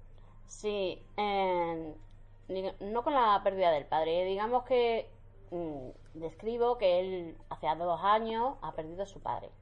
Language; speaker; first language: Spanish; native; Spanish